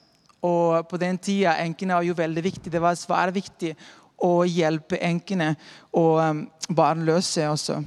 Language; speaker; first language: Norwegian; non-native, fluent; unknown